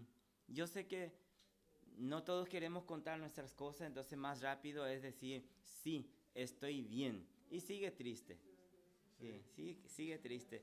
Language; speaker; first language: Spanish; native; Spanish